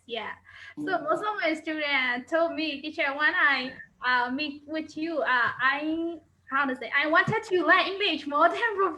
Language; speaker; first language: English; non-native, learner; Burmese